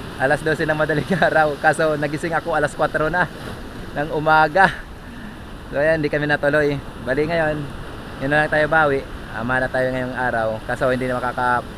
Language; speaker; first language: Filipino; non-native, local second language; Hiligaynon